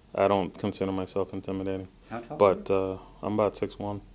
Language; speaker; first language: English; early bilingual, other home language; Spanish